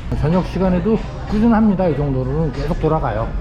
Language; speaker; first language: Korean; native; Korean